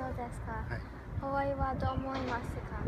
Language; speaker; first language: Japanese; non-native, learner; English